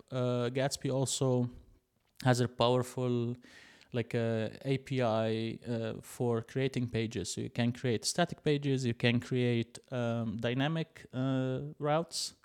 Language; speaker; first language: English; non-native, fluent; Arabic